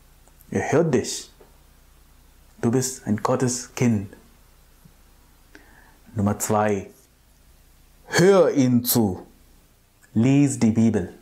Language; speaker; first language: German; non-native, fluent; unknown